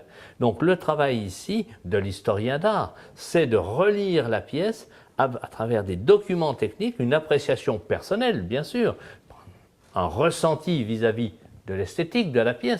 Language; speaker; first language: French; native; French